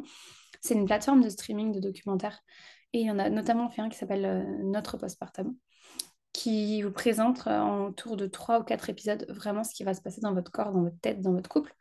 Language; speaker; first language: French; native; French